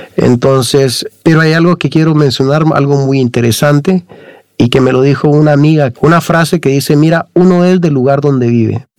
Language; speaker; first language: Spanish; native; Spanish